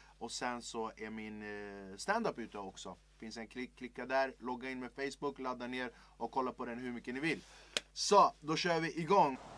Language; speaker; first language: Swedish; early bilingual, other home language; Kurdish